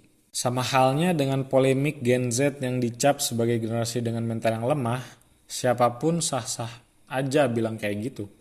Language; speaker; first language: Indonesian; native; Indonesian